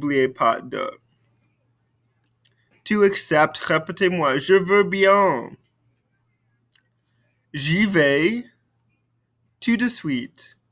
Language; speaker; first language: French; non-native, fluent; English